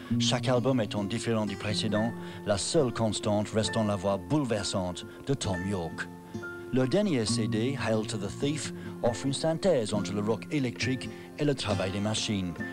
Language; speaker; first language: French; non-native, fluent; English